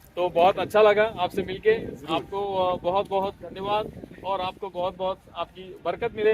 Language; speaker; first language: Urdu; non-native, local second language; Marathi